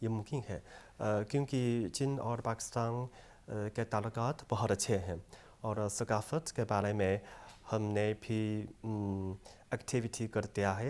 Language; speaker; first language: Hindi; non-native, fluent; Chinese